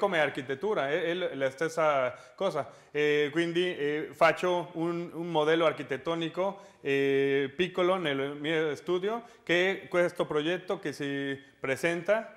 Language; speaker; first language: Italian; non-native, learner; Spanish